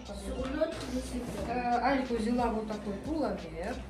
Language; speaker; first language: Russian; native; Russian